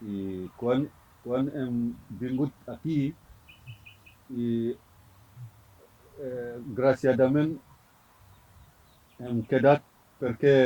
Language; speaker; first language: Catalan; non-native, learner; Fula